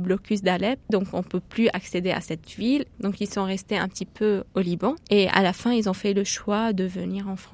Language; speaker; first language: French; non-native, fluent; Arabic